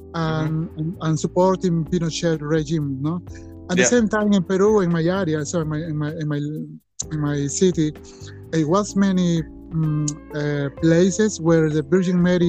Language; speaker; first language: English; non-native, learner; Spanish